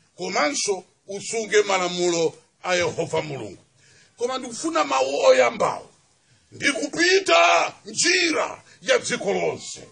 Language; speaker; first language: Nyanja; native; Nyanja